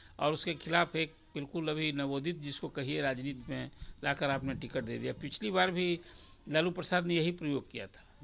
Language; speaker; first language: Hindi; native; Hindi